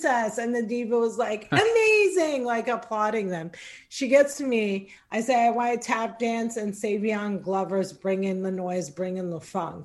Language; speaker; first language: English; native; English